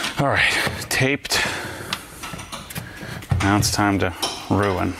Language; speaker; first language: English; native; English